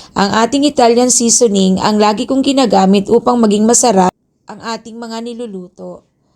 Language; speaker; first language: Filipino; native; Filipino